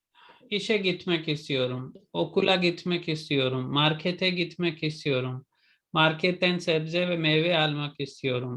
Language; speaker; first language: Turkish; non-native, fluent; Urdu